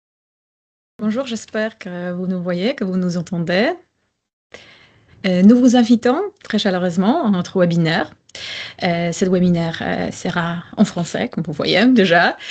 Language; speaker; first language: French; non-native, fluent; Polish